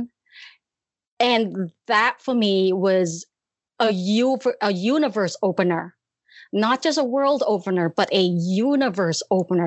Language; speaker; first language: English; early bilingual, other home language; Khmer